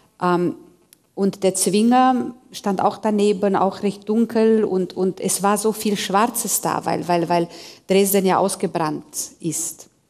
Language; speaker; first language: German; non-native, fluent; Hungarian